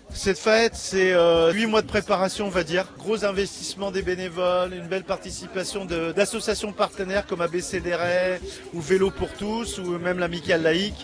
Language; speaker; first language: French; native; French